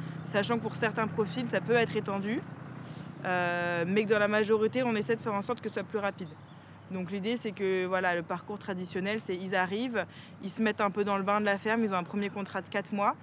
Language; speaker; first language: French; native; French